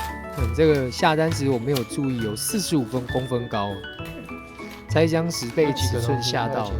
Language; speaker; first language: Chinese; native; Chinese